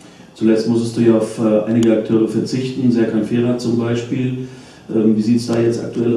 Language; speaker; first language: German; native; German